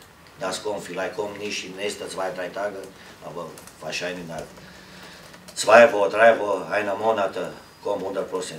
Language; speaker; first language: German; non-native, learner; Romanian